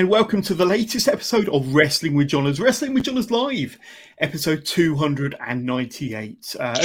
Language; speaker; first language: English; native; English